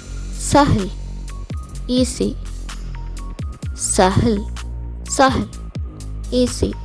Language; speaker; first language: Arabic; non-native, fluent; Malayalam